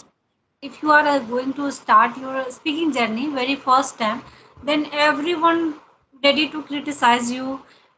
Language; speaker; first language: English; non-native, learner; Hindi